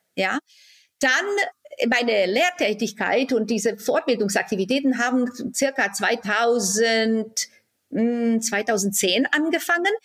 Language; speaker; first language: German; non-native, fluent; Romanian